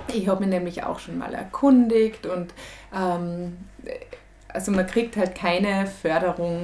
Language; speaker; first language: German; native; German